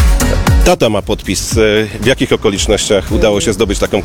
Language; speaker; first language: Polish; native; Polish